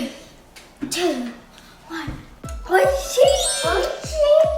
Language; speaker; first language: Japanese; early bilingual, heritage; Japanese